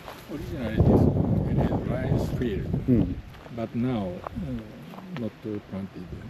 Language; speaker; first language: English; non-native, learner; Japanese